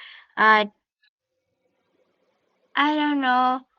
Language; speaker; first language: English; non-native, learner; Vietnamese